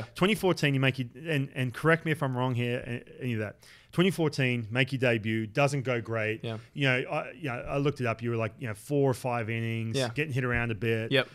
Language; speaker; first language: English; native; English